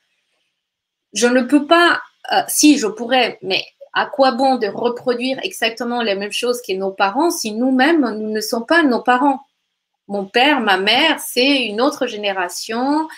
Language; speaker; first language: French; native; French